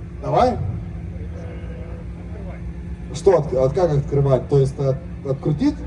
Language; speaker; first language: Russian; non-native, fluent; Lithuanian